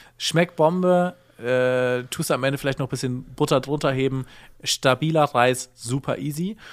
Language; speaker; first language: German; native; German